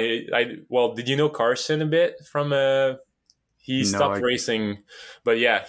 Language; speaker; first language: English; native; English